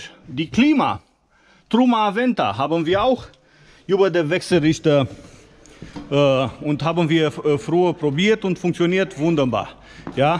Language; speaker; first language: German; non-native, fluent; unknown